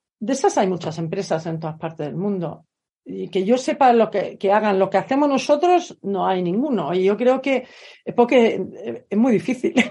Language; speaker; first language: Spanish; non-native, fluent; Swedish